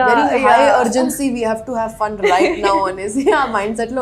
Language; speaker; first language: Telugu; non-native, local second language; Hindi